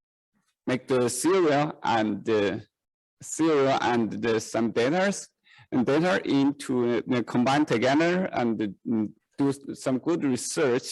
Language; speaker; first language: English; non-native, learner; Chinese